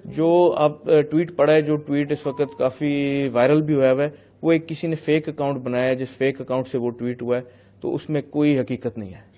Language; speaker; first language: Urdu; non-native, local second language; Punjabi